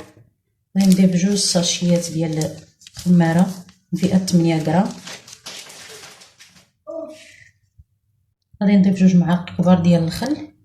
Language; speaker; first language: Arabic; native; Arabic